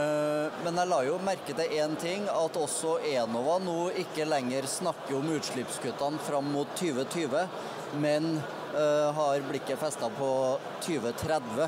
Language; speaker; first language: Norwegian; native; Norwegian